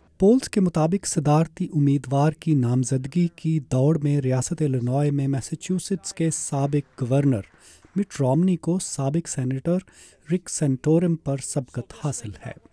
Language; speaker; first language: Urdu; native; Urdu